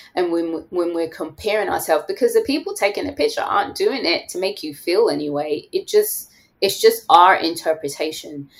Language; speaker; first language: English; native; English